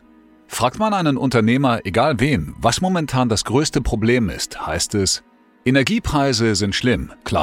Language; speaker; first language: German; native; German